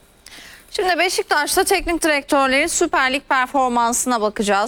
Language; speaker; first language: Turkish; native; Turkish